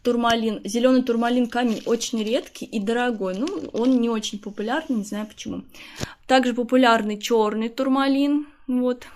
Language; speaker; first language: Russian; native; Russian